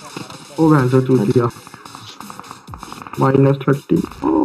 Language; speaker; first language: Hindi; native; Hindi